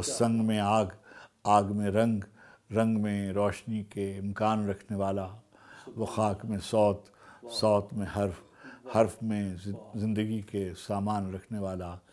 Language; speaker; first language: Urdu; native; Urdu